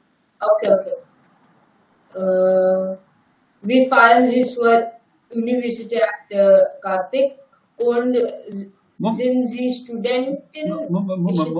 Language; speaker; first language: German; non-native, learner; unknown